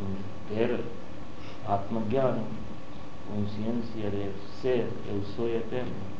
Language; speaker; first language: Portuguese; non-native, learner; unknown